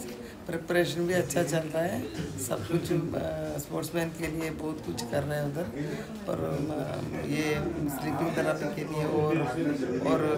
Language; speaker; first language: Hindi; non-native, local second language; Malayalam